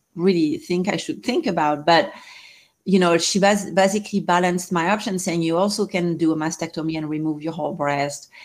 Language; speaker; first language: English; non-native, fluent; French